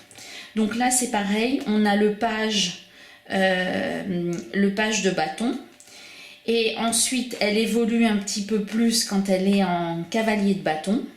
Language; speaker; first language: French; native; French